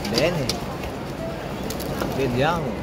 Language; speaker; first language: Italian; non-native, learner; Filipino